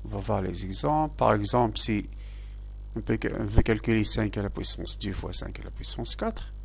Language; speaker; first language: French; non-native, local second language; Arabic